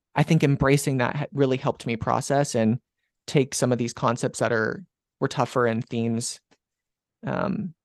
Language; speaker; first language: English; native; English